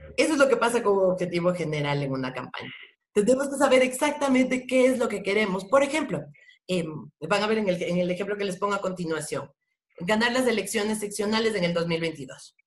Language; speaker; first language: Spanish; native; Spanish